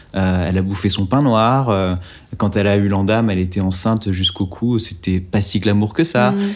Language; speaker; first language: French; native; French